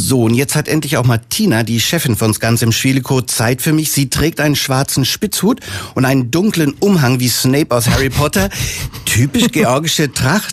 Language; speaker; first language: German; native; German